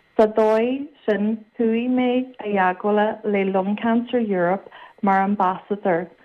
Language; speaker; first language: Irish; non-native, local second language; English